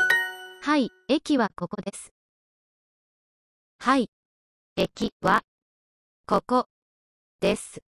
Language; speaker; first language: Japanese; non-native, learner; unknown